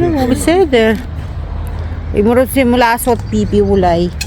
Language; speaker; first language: Hebrew; non-native, learner; Filipino